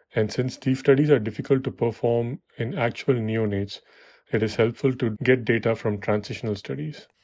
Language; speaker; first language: English; non-native, local second language; Tamil